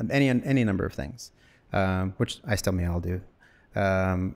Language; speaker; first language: English; native; English